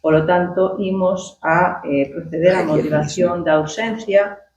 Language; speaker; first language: Spanish; non-native, local second language; Galician